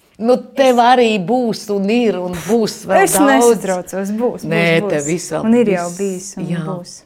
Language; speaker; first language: Latvian; native; Latvian